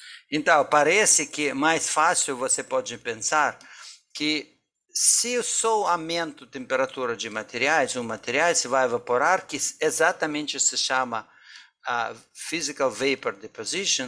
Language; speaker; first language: Portuguese; non-native, fluent; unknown